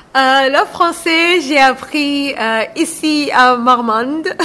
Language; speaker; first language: French; non-native, fluent; Arabic